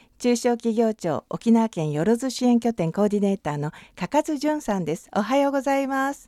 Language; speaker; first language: Japanese; native; Japanese